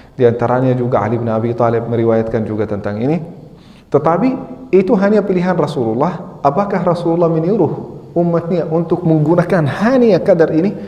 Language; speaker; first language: Indonesian; non-native, fluent; Arabic